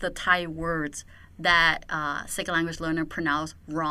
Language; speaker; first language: English; non-native, fluent; Thai